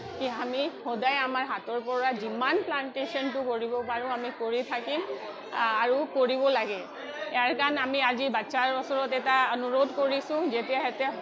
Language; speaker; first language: Assamese; non-native, local second language; Marwari